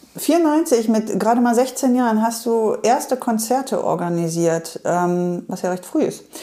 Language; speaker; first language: German; native; German